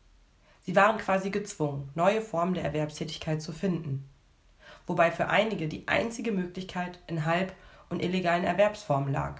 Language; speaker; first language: German; native; German